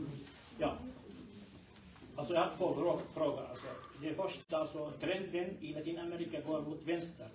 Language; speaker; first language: Swedish; non-native, fluent; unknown